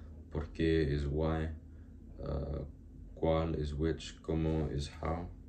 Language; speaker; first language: Spanish; non-native, learner; English